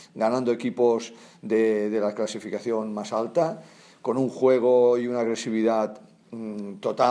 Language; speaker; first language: Spanish; non-native, local second language; Catalan